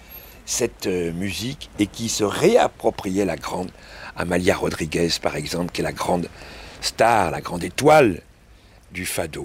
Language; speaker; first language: French; native; French